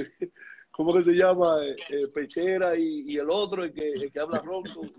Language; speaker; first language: Spanish; native; Spanish